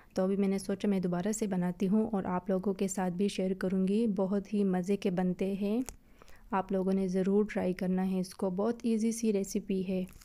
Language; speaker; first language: Urdu; native; Urdu